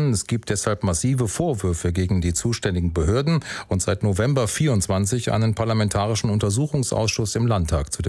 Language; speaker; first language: German; native; German